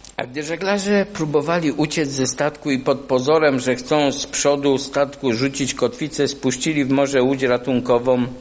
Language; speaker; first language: Polish; non-native, fluent; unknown